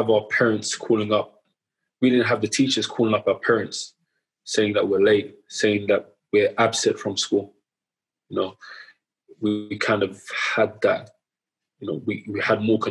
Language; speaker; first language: English; native; English